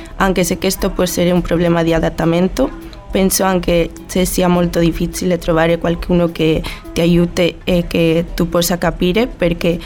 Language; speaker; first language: Italian; non-native, learner; Spanish